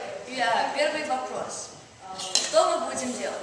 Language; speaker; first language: Russian; non-native, learner; English